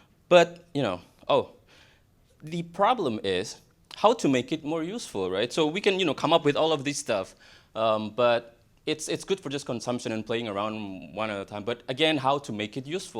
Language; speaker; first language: English; non-native, fluent; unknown